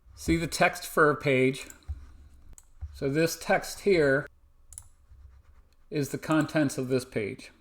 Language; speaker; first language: English; native; English